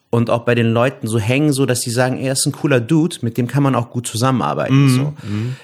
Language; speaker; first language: German; native; German